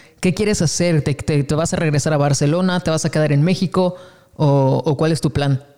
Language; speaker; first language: Spanish; native; Spanish